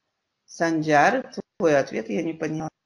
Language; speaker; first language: Russian; non-native, local second language; Kyrgyz